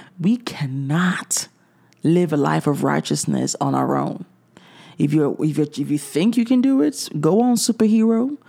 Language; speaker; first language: English; native; English